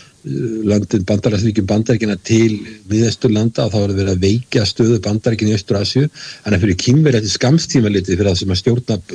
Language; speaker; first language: Icelandic; native; Icelandic